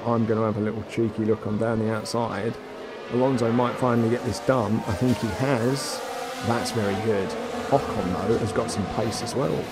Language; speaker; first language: English; native; English